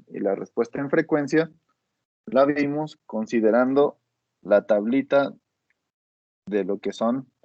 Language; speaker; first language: Spanish; native; Spanish